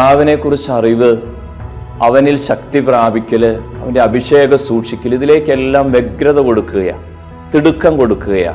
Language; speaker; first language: Malayalam; native; Malayalam